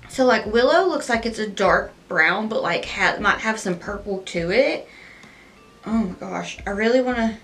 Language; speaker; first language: English; native; English